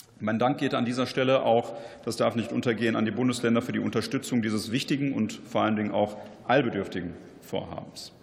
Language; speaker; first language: German; native; German